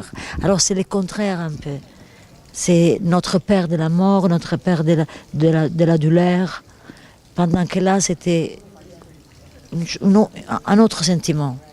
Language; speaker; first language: French; non-native, fluent; Italian